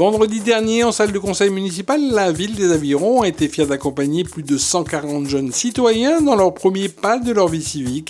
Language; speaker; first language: French; native; French